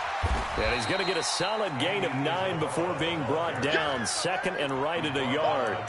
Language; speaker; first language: English; native; English